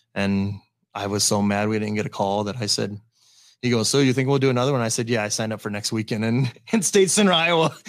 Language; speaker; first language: English; native; English